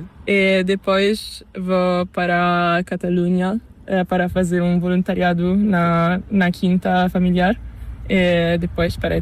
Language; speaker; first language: Spanish; non-native, learner; Italian